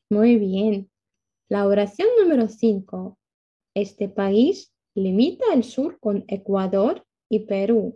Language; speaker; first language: Spanish; non-native, fluent; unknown